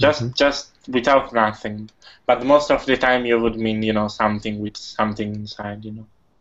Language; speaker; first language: English; non-native, fluent; Italian